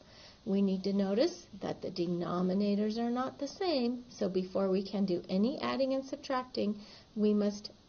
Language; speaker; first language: English; native; English